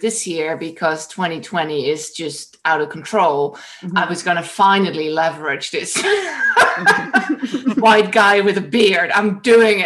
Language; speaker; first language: English; non-native, fluent; Dutch